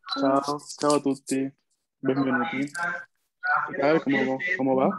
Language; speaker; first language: Italian; non-native, fluent; Spanish